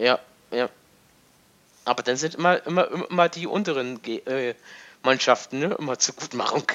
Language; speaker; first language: German; native; German